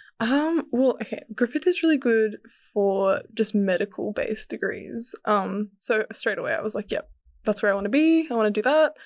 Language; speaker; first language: English; early bilingual, other home language; Serbian